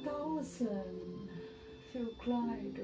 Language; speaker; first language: German; non-native, learner; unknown